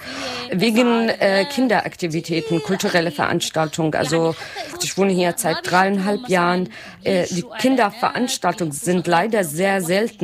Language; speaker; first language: German; non-native, learner; Arabic